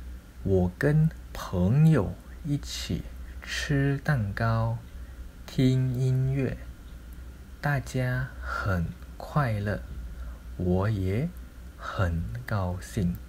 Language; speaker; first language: Chinese; non-native, local second language; Malay